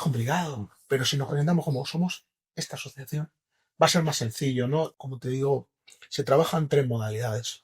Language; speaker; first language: Spanish; native; Spanish